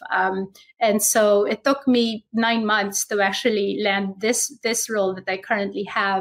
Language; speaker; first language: English; non-native, local second language; Filipino